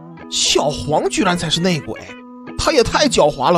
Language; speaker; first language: Chinese; native; Chinese